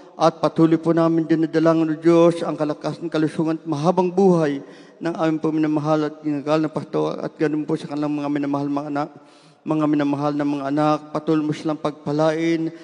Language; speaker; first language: Filipino; native; Filipino